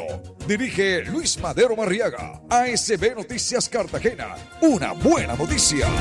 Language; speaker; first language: Spanish; native; Spanish